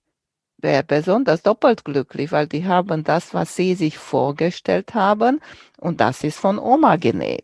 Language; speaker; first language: German; non-native, fluent; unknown